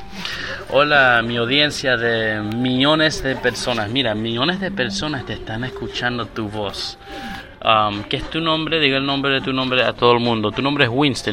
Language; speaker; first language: Spanish; early bilingual, heritage; Spanish